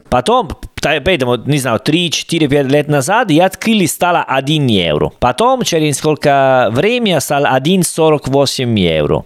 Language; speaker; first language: Russian; non-native, learner; Italian